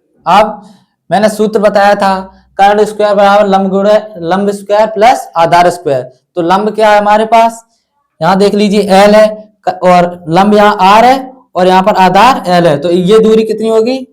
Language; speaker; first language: Hindi; native; Hindi